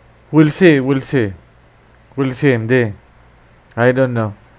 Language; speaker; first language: English; non-native, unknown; Greek